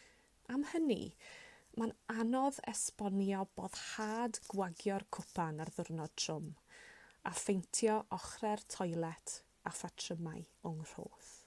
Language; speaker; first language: Welsh; native; Welsh